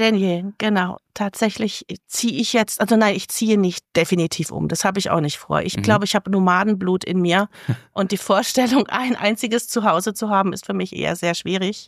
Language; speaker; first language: German; native; German